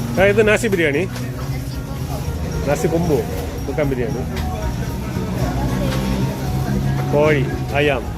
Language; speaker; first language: Indonesian; non-native, learner; Malayalam